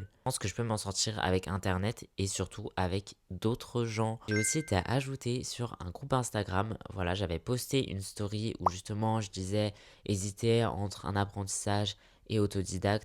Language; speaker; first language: French; native; French